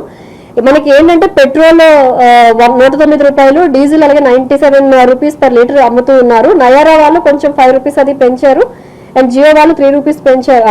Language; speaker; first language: Telugu; native; Telugu